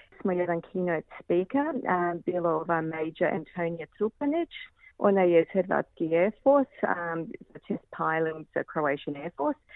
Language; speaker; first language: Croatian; early bilingual, heritage; Croatian